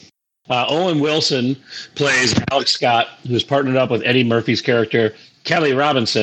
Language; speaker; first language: English; native; English